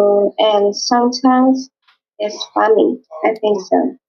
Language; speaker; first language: English; non-native, learner; Vietnamese